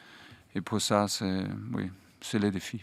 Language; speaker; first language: French; non-native, fluent; German